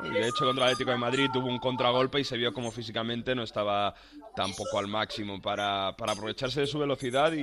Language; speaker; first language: Spanish; native; Spanish